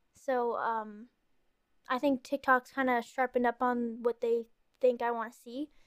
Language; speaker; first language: English; native; English